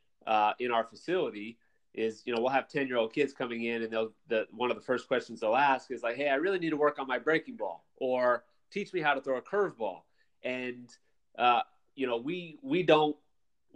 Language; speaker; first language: English; native; English